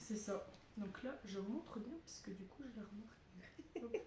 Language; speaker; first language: French; native; French